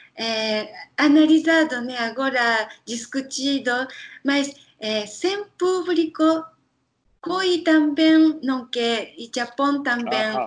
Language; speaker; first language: Portuguese; non-native, learner; Japanese